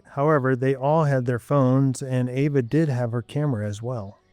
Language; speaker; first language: English; native; English